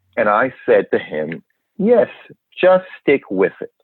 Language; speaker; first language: English; native; English